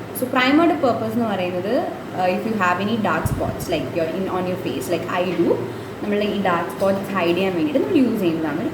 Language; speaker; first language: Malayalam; native; Malayalam